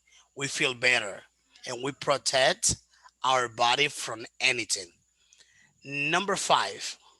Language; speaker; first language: English; non-native, local second language; Filipino